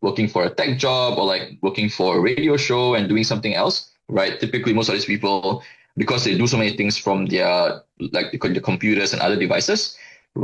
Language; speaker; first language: English; non-native, local second language; Malay